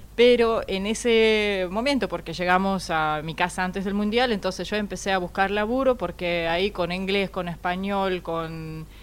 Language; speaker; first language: Spanish; non-native, fluent; Russian